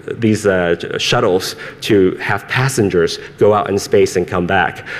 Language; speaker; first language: English; early bilingual, other home language; Cantonese